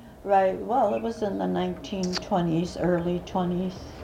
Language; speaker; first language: English; early bilingual, other home language; Swedish